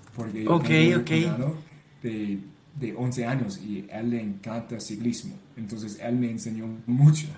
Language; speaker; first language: Spanish; non-native, learner; English